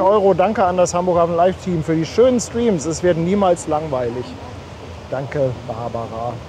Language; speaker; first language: German; native; German